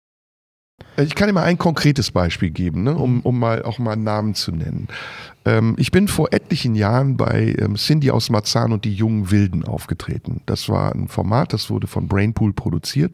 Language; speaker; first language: German; early bilingual, other home language; Turkish